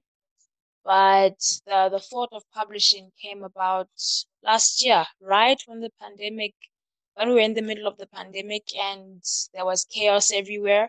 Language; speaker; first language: English; non-native, local second language; Southern Sotho